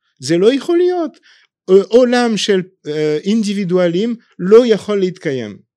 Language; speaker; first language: Hebrew; non-native, fluent; French